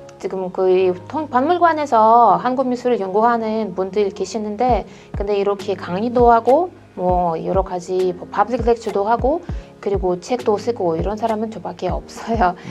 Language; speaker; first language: Korean; non-native, fluent; Russian